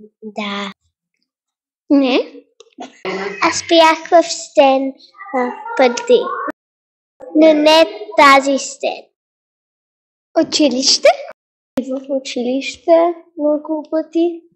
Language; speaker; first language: Bulgarian; early bilingual, heritage; Bulgarian